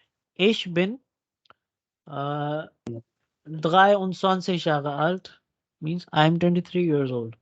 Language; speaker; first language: German; non-native, fluent; Urdu